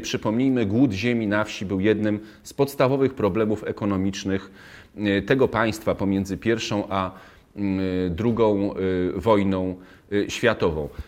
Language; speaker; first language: Polish; native; Polish